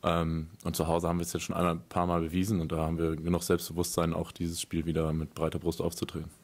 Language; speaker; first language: German; native; German